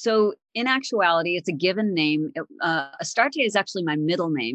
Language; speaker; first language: English; native; English